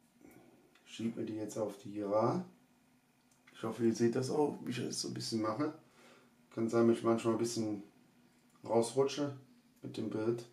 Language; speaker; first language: German; native; German